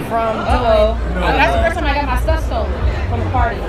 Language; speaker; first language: English; native; English